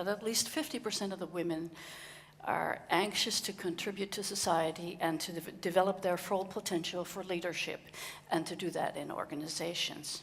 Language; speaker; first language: English; non-native, fluent; Dutch